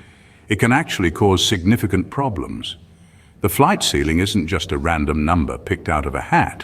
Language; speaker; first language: English; native; English